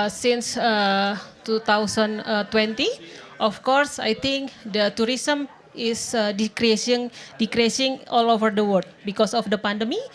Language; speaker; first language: English; non-native, fluent; Indonesian